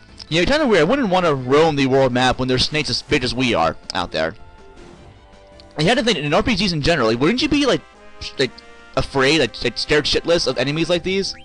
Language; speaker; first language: English; native; English